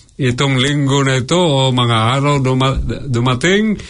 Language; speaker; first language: Filipino; non-native, local second language; Cebuano